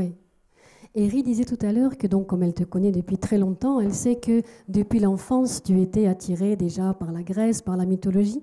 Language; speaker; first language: French; native; French